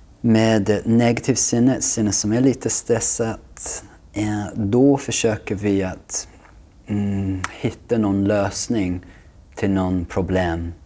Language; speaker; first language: Swedish; non-native, fluent; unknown